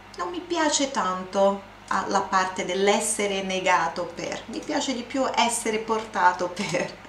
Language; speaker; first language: Italian; non-native, fluent; Portuguese